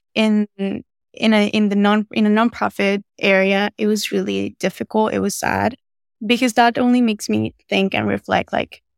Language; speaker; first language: English; non-native, fluent; Spanish